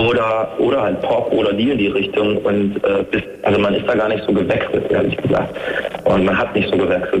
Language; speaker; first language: German; native; German